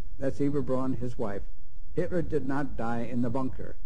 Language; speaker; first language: English; native; English